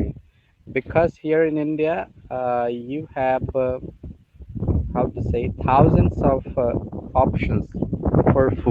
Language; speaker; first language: English; non-native, learner; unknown